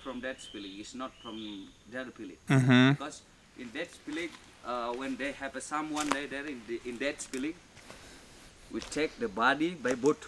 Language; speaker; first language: English; non-native, learner; Indonesian